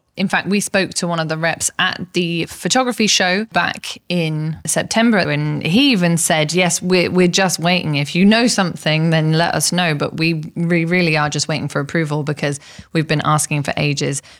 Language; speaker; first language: English; native; English